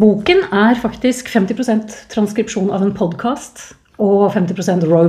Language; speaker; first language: Norwegian; native; Norwegian